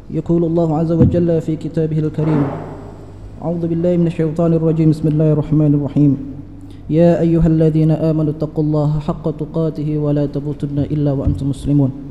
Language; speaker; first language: Arabic; non-native, fluent; Malay